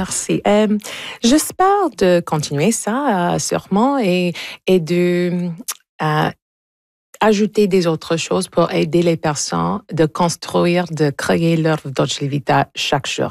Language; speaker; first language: French; non-native, fluent; English